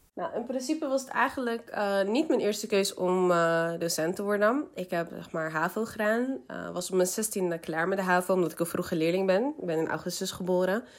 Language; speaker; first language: Dutch; early bilingual, other home language; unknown